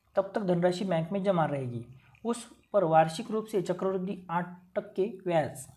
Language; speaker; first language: Hindi; non-native, local second language; Marathi